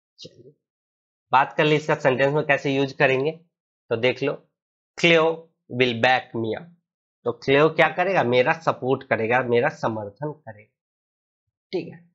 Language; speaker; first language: Hindi; native; Hindi